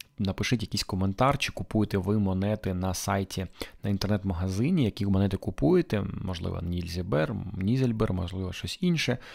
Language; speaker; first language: Ukrainian; non-native, local second language; Russian